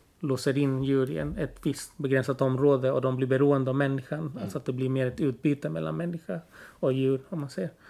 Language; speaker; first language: Swedish; early bilingual, other home language; Spanish